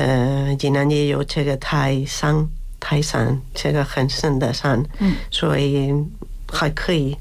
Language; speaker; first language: Chinese; non-native, fluent; Spanish